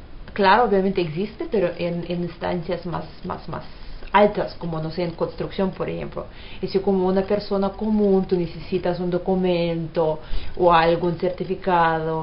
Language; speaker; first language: Spanish; non-native, fluent; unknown